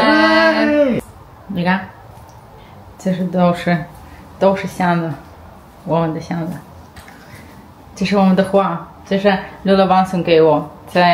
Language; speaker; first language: Chinese; non-native, learner; Russian